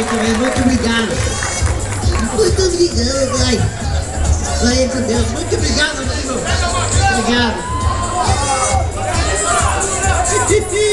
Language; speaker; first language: Portuguese; non-native, learner; Spanish